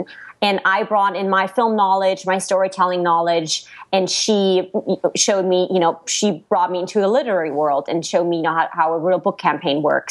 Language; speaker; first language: English; non-native, fluent; German